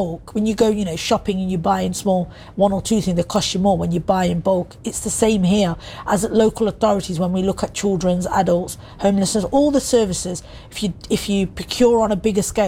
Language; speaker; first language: English; native; English